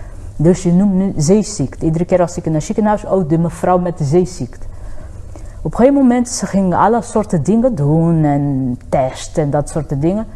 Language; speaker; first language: Dutch; non-native, fluent; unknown